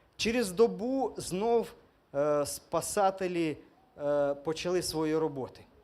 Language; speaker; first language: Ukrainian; non-native, local second language; Russian